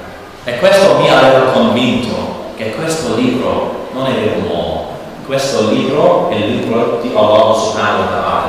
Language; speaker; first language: Italian; non-native, learner; English